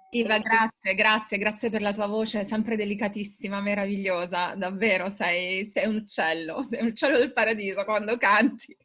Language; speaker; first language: Italian; native; Italian